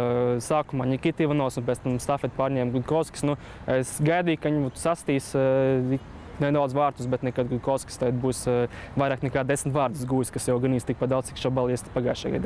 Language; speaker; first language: Latvian; native; Latvian